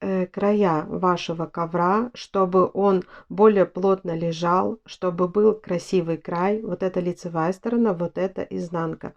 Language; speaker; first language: Russian; native; Russian